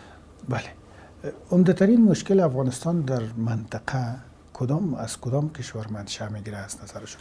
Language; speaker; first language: Persian; native; Persian